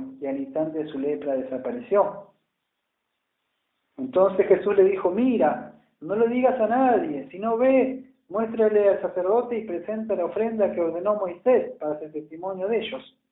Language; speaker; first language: Spanish; native; Spanish